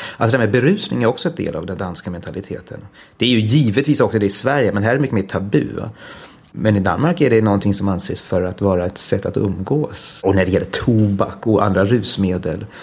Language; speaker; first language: Swedish; early bilingual, heritage; Swedish